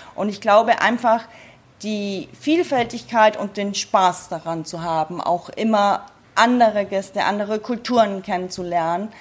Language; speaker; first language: German; native; German